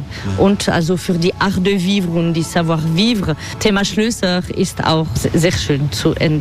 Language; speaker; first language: German; non-native, fluent; French